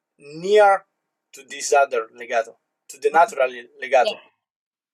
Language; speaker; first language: English; non-native, learner; Italian